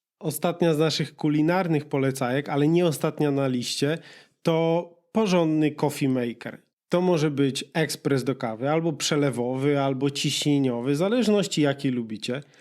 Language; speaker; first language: Polish; native; Polish